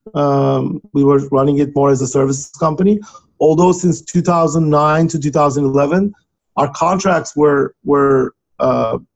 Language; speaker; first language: English; non-native, fluent; Turkish